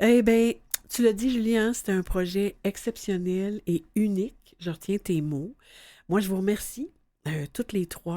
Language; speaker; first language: French; native; French